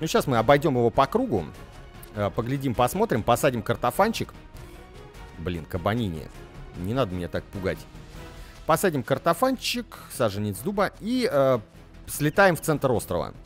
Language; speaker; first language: Russian; native; Russian